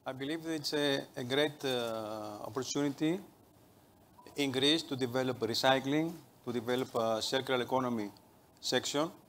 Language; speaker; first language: English; non-native, fluent; Greek